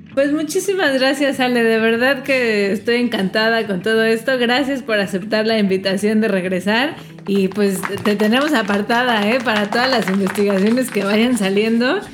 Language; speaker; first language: Spanish; native; Spanish